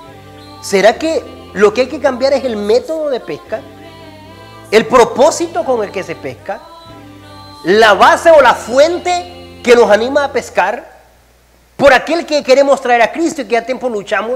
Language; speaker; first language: Spanish; native; Spanish